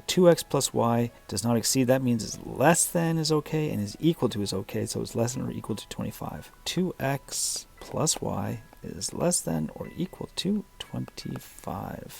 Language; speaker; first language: English; native; English